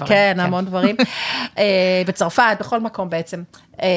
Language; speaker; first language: Hebrew; native; Hebrew